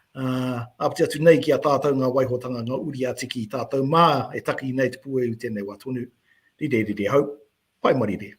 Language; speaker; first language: Māori; native; Māori